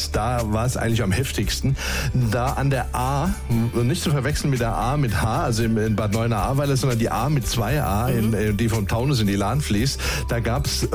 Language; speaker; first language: German; native; German